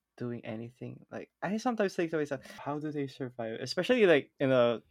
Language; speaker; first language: English; non-native, local second language; Filipino